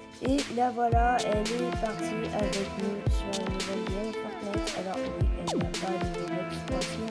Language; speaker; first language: French; native; French